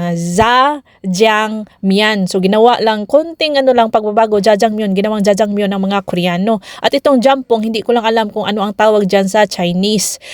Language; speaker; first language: Filipino; non-native, local second language; Cebuano